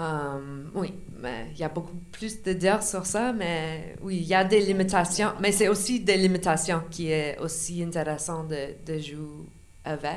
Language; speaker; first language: French; non-native, local second language; English